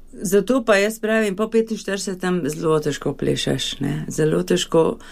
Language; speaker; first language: Slovenian; early bilingual, other home language; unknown